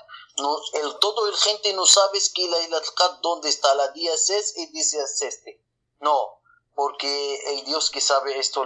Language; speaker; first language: Spanish; non-native, learner; Arabic